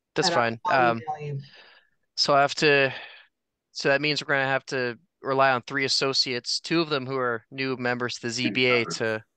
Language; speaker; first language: English; native; English